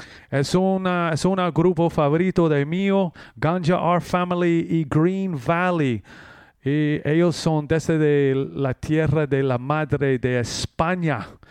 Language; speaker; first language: Spanish; non-native, learner; English